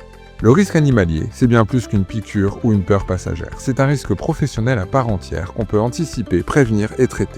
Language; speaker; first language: French; native; French